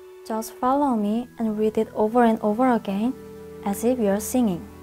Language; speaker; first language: English; non-native, fluent; Korean